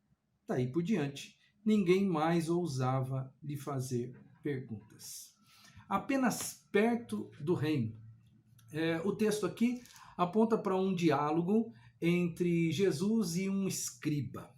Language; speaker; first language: Portuguese; native; Portuguese